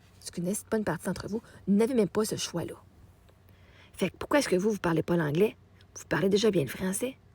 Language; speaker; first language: French; native; French